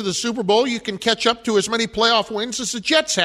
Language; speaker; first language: English; native; English